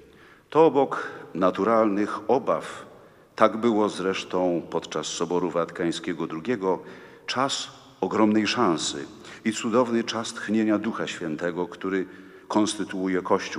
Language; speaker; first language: Polish; native; Polish